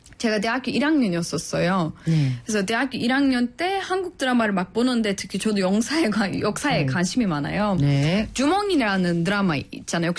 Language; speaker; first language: Korean; non-native, fluent; Turkish